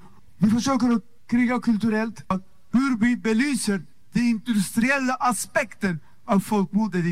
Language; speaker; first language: Swedish; non-native, fluent; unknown